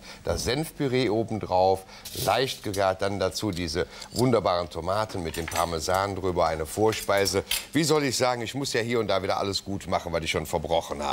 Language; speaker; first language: German; native; German